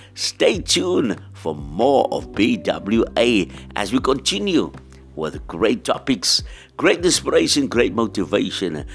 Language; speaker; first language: English; non-native, local second language; Afrikaans